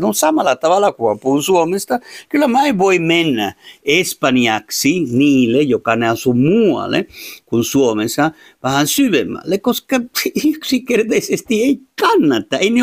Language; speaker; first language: Finnish; non-native, fluent; Spanish